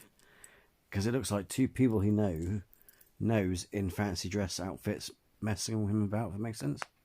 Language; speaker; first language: English; native; English